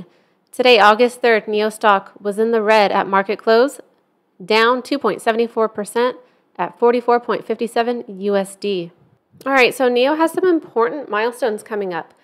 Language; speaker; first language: English; native; English